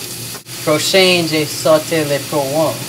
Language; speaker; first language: French; non-native, learner; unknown